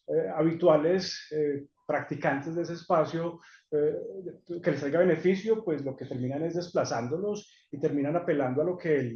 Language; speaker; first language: Spanish; native; Spanish